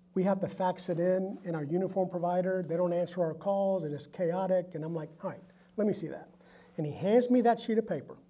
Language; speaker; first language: English; early bilingual, other home language; Spanish